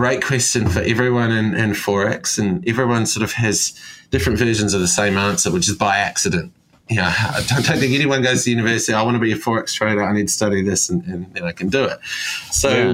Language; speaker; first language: English; native; English